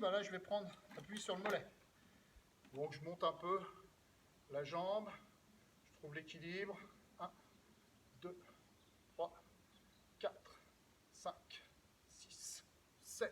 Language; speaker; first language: French; native; French